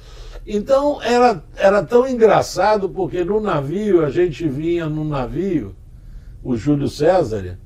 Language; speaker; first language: Portuguese; early bilingual, other home language; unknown